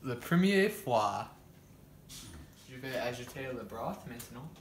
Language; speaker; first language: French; non-native, learner; English